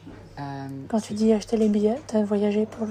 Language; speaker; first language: French; native; French